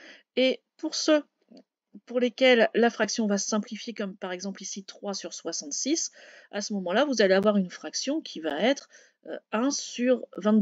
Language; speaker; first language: French; native; French